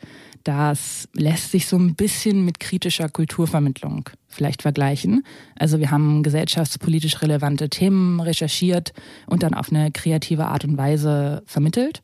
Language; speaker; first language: German; native; German